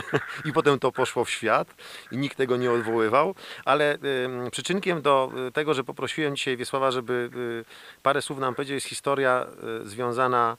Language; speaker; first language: Polish; native; Polish